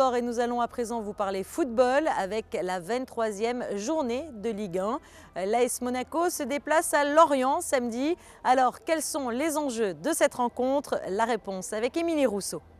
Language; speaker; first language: French; native; French